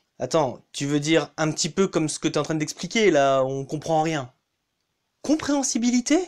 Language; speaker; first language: French; native; French